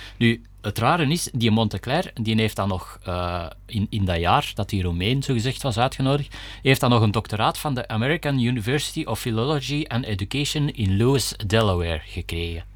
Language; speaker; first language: Dutch; native; Dutch